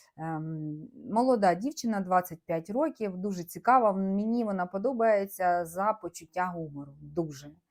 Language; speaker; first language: Ukrainian; native; Ukrainian